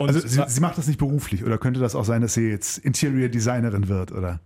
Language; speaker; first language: German; native; German